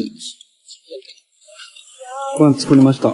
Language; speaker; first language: Japanese; non-native, fluent; Chinese